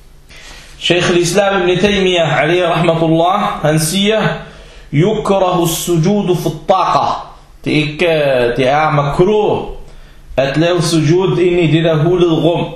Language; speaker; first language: Danish; early bilingual, other home language; Arabic